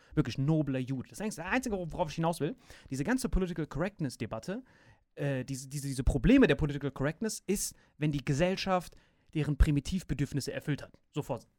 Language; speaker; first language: German; native; German